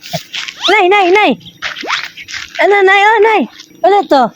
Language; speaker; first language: Filipino; non-native, local second language; Cebuano